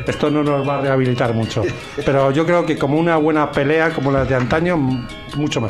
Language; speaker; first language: Spanish; native; Spanish